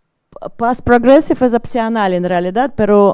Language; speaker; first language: Spanish; non-native, learner; Russian